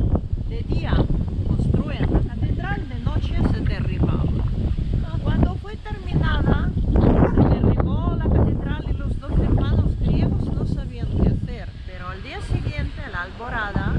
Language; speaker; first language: Spanish; non-native, fluent; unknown